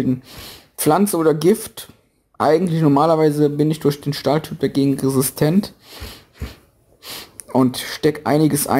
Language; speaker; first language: German; native; German